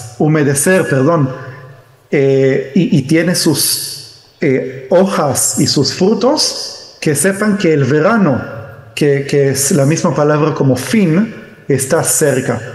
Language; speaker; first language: Spanish; early bilingual, heritage; Spanish